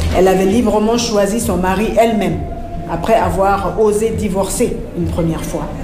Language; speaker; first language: French; non-native, local second language; Bambara